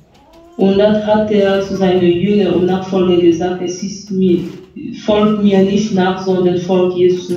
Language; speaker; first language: German; non-native, fluent; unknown